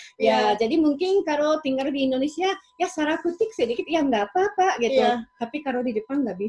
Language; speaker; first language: Indonesian; non-native, fluent; Japanese